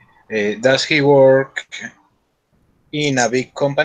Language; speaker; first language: English; non-native, learner; Spanish